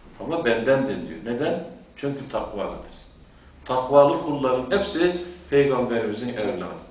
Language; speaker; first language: Turkish; native; Turkish